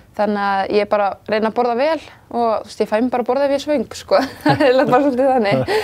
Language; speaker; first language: Icelandic; native; Icelandic